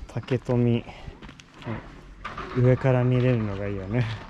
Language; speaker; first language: Japanese; non-native, fluent; Swedish